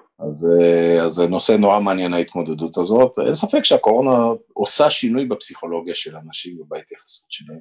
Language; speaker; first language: Hebrew; early bilingual, other home language; Romanian